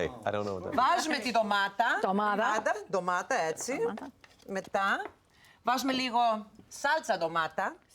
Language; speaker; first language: Greek; early bilingual, heritage; Greek